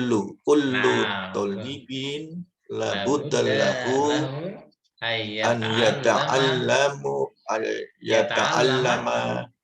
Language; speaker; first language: Arabic; non-native, learner; Indonesian